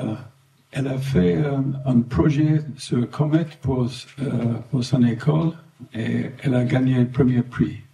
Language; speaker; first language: French; non-native, fluent; English